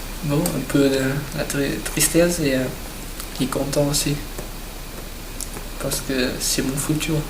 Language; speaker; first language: French; non-native, learner; Portuguese